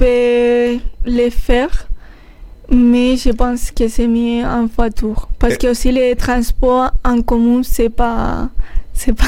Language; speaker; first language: French; non-native, learner; Spanish